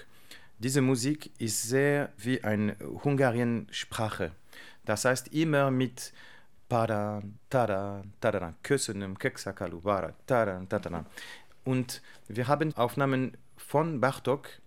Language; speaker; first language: German; non-native, learner; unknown